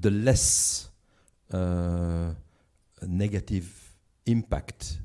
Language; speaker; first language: English; non-native, fluent; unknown